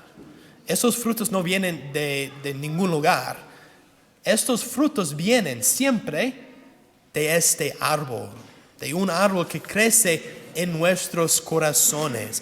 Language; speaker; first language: Spanish; non-native, fluent; English